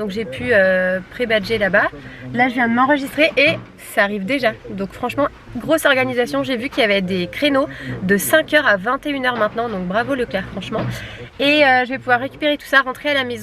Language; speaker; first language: French; native; French